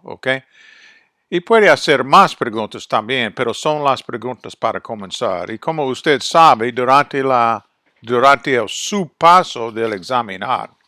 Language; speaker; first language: Spanish; non-native, fluent; English